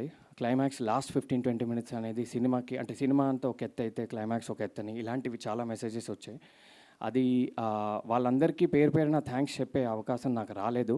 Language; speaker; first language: Telugu; native; Telugu